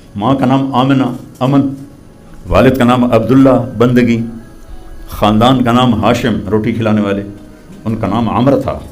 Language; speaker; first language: Urdu; non-native, local second language; Punjabi